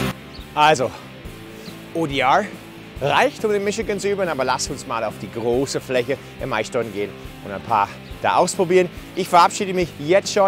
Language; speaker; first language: German; non-native, fluent; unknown